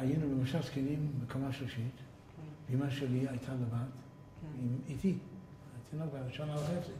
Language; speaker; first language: Hebrew; early bilingual, other home language; Yiddish